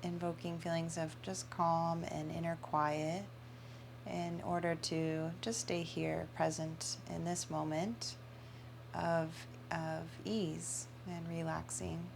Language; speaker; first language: English; native; English